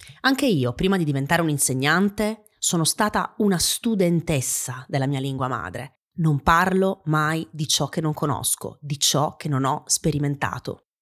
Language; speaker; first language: Italian; native; Italian